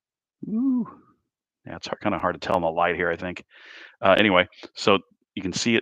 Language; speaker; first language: English; native; English